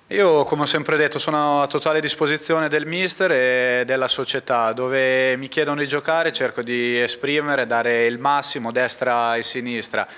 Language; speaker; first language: Italian; native; Italian